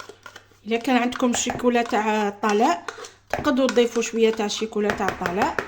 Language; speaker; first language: Arabic; native; Arabic